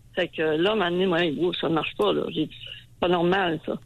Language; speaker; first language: French; native; French